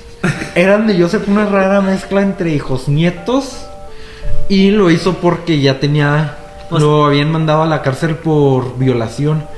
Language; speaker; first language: Spanish; native; Spanish